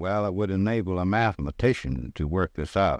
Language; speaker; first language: English; native; English